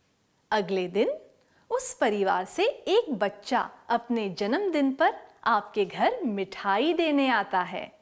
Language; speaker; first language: Hindi; native; Hindi